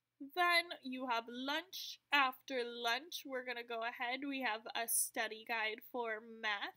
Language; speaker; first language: English; native; English